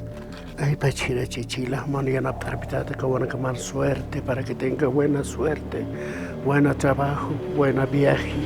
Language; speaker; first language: Spanish; non-native, local second language; Aymara